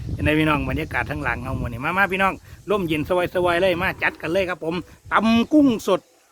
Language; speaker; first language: Thai; native; Thai